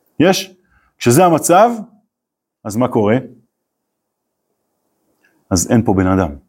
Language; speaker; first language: Hebrew; native; Hebrew